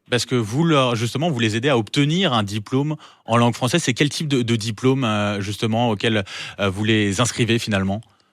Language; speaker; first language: French; native; French